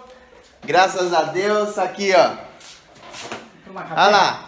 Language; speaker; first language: Portuguese; native; Portuguese